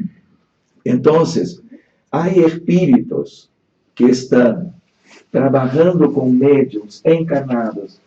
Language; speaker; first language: Spanish; non-native, fluent; Portuguese